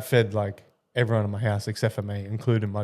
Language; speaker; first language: English; native; English